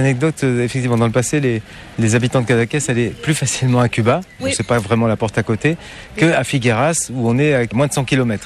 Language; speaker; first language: French; native; French